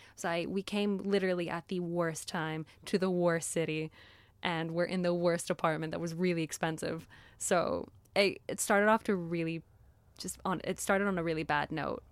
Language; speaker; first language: English; native; English